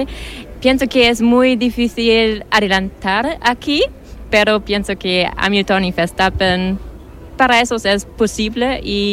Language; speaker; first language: Spanish; non-native, learner; German